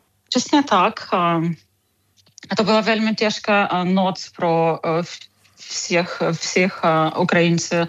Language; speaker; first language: Czech; non-native, fluent; Ukrainian